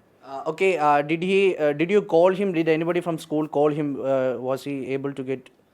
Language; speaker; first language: English; non-native, local second language; Malayalam